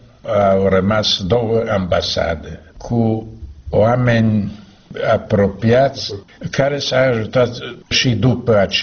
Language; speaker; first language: Romanian; non-native, learner; Slovak